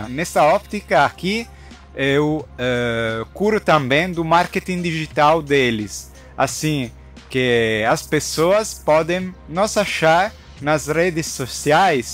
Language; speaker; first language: Portuguese; non-native, learner; Italian